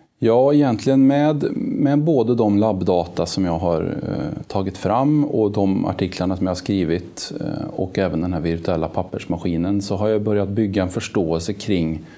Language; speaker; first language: Swedish; native; Swedish